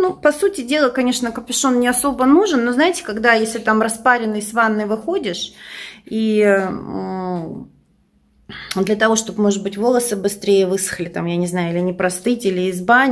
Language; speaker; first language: Russian; native; Russian